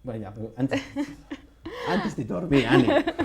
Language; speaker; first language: Spanish; non-native, fluent; English